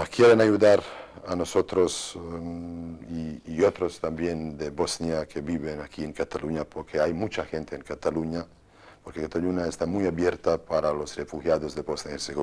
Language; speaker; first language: Spanish; non-native, fluent; Bosnian